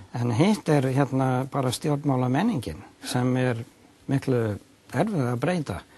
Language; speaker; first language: Icelandic; non-native, fluent; English